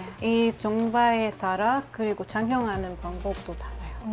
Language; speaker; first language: Korean; non-native, learner; Arabic